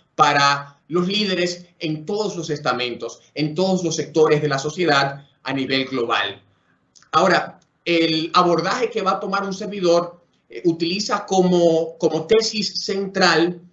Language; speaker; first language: Spanish; native; Spanish